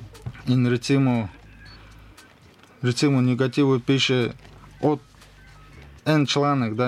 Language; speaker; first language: Slovenian; non-native, learner; Russian